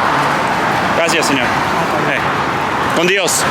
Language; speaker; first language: Spanish; non-native, learner; English